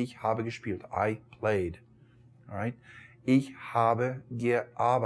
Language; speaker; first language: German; non-native, fluent; English